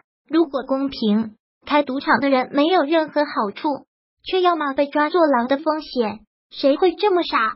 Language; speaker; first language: Chinese; native; Chinese